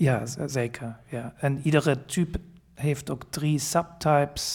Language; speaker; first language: Dutch; non-native, fluent; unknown